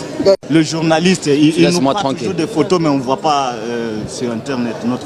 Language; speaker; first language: French; non-native, local second language; Arabic